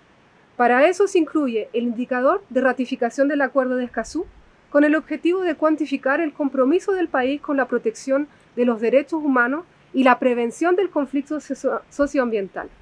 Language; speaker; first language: Spanish; native; Spanish